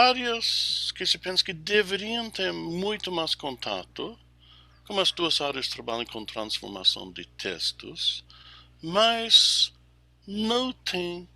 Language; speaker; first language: Portuguese; non-native, fluent; English